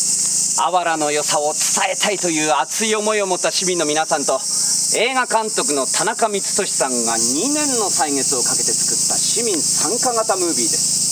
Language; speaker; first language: Japanese; native; Japanese